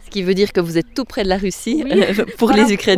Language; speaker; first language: French; native; French